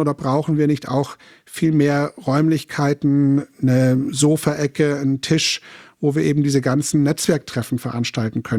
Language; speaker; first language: German; native; German